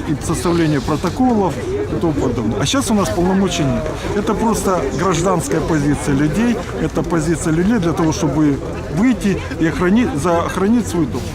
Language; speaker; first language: Russian; native; Russian